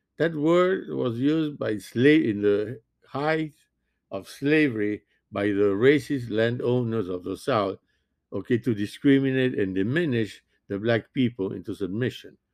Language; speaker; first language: English; non-native, fluent; French